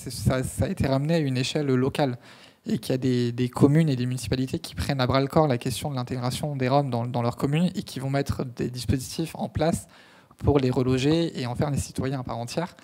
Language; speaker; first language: French; native; French